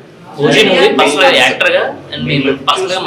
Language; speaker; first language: Telugu; native; Telugu